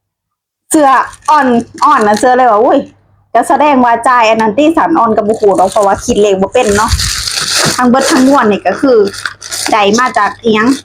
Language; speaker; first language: Thai; non-native, local second language; Lao